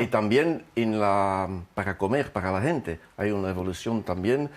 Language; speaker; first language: Spanish; non-native, fluent; French